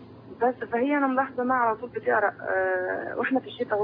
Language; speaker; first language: Arabic; native; Arabic